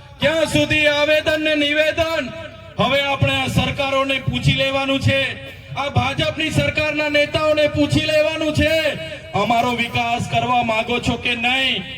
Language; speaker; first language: Gujarati; non-native, local second language; Vasavi